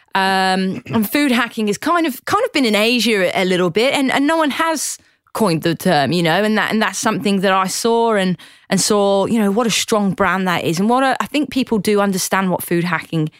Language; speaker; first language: English; native; English